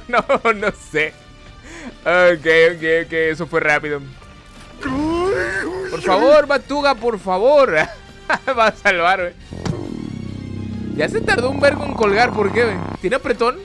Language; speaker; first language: Spanish; native; Spanish